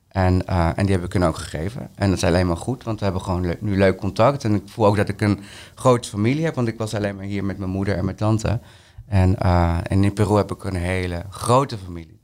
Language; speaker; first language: Dutch; early bilingual, other home language; Spanish